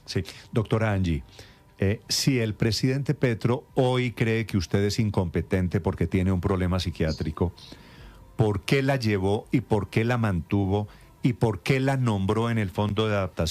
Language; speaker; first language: Spanish; native; Spanish